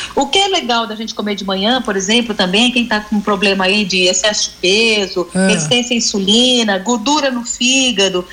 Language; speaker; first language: Portuguese; native; Portuguese